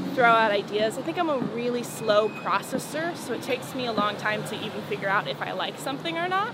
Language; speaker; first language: English; native; English